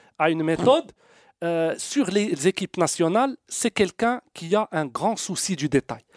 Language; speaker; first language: French; non-native, local second language; Arabic